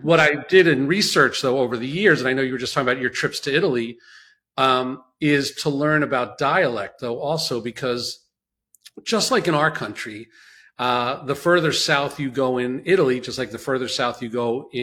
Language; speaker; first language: English; native; English